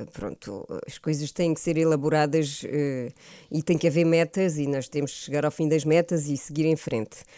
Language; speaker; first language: Portuguese; early bilingual, heritage; Portuguese